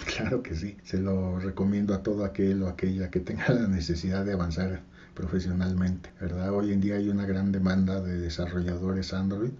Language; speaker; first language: Spanish; native; Spanish